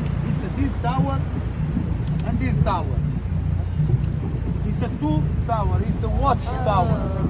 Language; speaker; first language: English; non-native, fluent; Italian